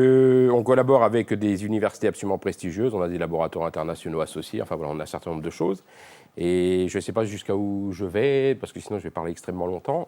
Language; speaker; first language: French; native; French